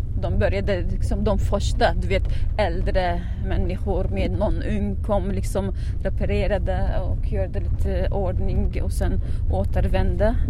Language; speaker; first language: Swedish; non-native, fluent; Arabic